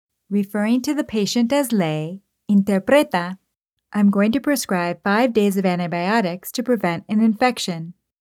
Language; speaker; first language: English; native; English